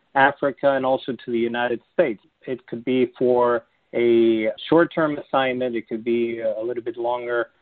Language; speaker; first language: English; native; English